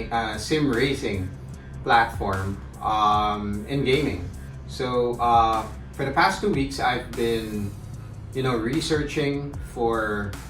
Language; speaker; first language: English; non-native, local second language; Filipino